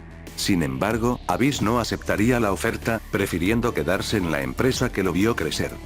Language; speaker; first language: Spanish; native; Spanish